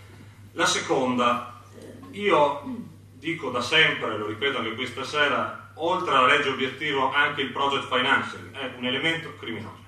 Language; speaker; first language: Italian; native; Italian